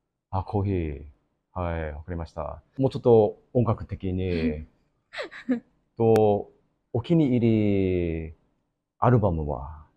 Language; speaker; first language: Japanese; non-native, learner; English